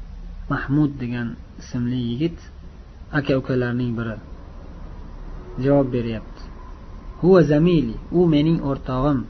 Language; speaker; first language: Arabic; non-native, fluent; Uzbek